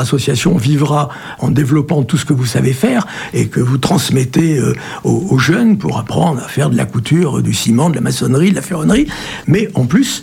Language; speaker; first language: French; native; French